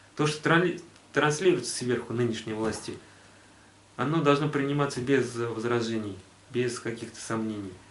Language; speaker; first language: Russian; native; Russian